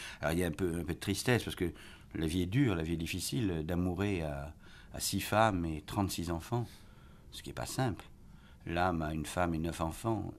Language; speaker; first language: French; native; French